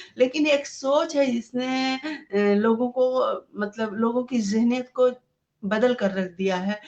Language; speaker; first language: Hindi; non-native, local second language; Urdu